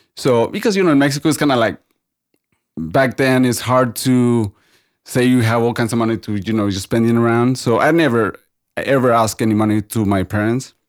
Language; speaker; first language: English; non-native, fluent; Spanish